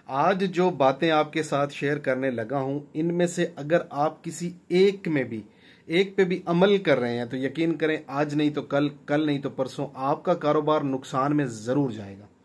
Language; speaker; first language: Urdu; non-native, local second language; Punjabi